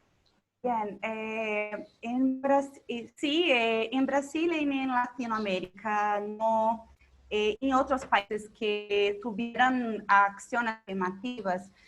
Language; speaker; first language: Spanish; non-native, local second language; Portuguese